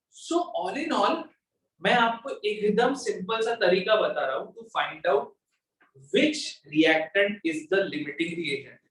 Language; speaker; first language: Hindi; non-native, local second language; Gujarati